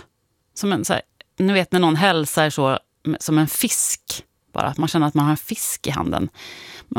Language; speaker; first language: Swedish; native; Swedish